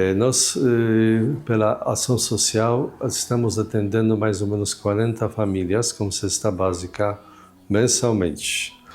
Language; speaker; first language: Portuguese; non-native, fluent; Polish